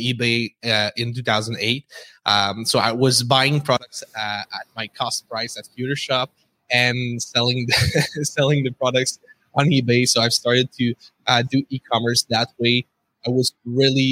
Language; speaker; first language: English; non-native, fluent; French